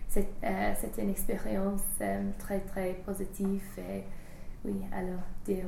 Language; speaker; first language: French; non-native, learner; English